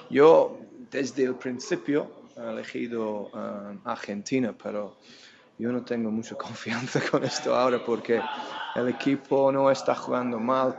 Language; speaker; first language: Spanish; non-native, fluent; English